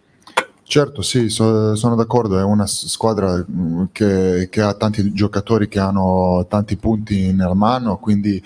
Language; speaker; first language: Italian; non-native, fluent; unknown